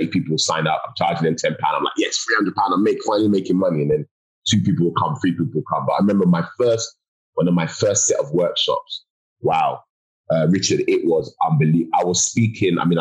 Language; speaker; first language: English; native; English